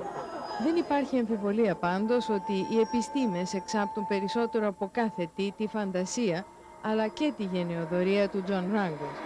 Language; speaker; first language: Greek; native; Greek